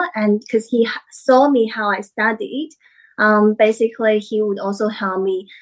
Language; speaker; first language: English; non-native, fluent; Chinese